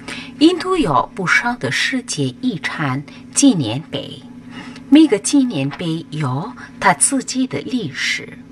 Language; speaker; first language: Chinese; non-native, learner; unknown